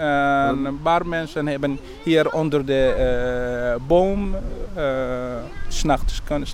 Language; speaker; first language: Dutch; non-native, learner; Somali